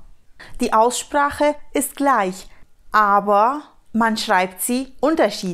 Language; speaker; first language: German; non-native, fluent; Romanian